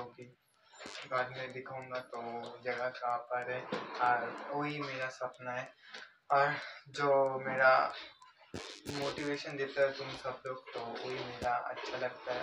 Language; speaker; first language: Hindi; non-native, local second language; Bangla